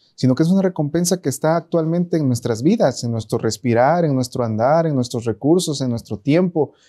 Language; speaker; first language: Spanish; native; Spanish